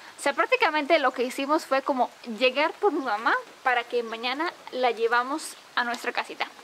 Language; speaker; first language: Spanish; non-native, fluent; Romanian